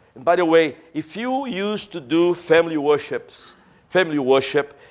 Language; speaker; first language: English; non-native, fluent; Portuguese